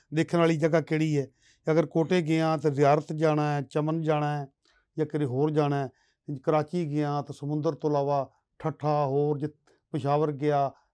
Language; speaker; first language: Punjabi; native; Punjabi